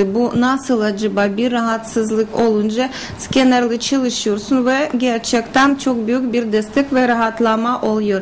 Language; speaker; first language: Turkish; non-native, learner; Russian